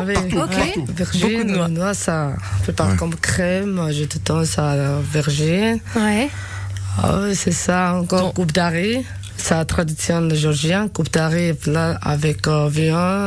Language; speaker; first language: French; non-native, learner; Georgian